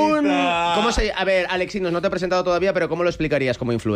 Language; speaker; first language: Spanish; native; Spanish